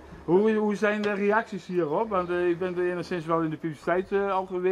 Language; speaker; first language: Dutch; native; Dutch